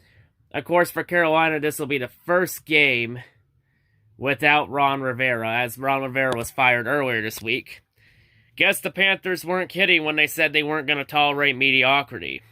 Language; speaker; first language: English; native; English